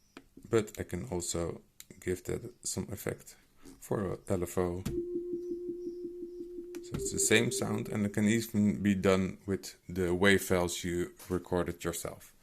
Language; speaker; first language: English; non-native, fluent; Dutch